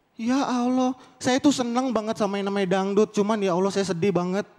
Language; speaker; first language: Indonesian; native; Indonesian